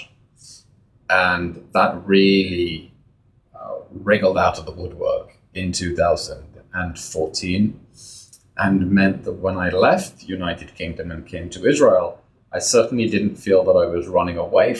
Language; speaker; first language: English; native; English